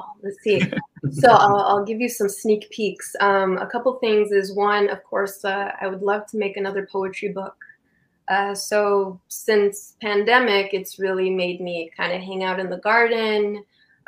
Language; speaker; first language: English; native; English